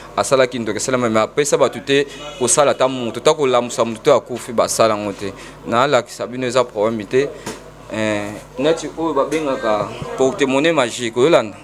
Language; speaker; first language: Lingala; non-native, local second language; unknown